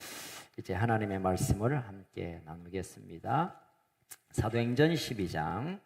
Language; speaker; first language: Korean; native; Korean